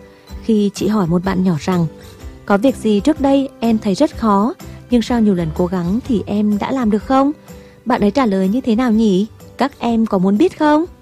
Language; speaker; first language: Vietnamese; native; Vietnamese